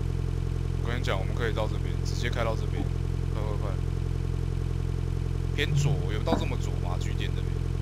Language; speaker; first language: Chinese; native; Chinese